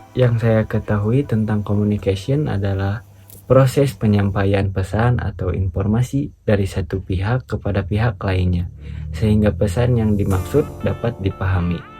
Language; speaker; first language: Indonesian; non-native, local second language; Sundanese